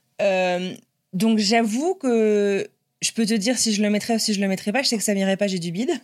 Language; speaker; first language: French; native; French